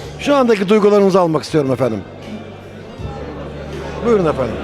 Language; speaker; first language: Turkish; native; Turkish